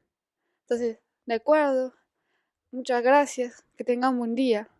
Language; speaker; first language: Spanish; non-native, fluent; French